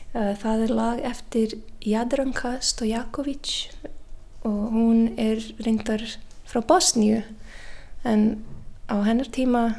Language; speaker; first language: Icelandic; non-native, fluent; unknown